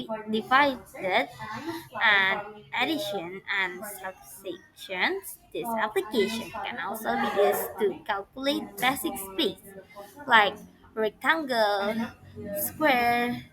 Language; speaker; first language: English; non-native, learner; Indonesian